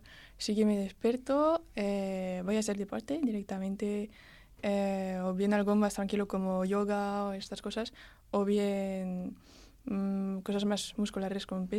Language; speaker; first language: Spanish; early bilingual, heritage; French